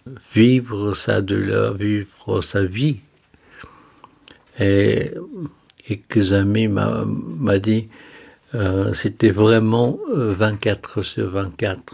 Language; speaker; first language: French; non-native, fluent; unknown